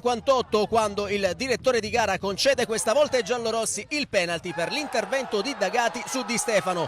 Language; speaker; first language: Italian; native; Italian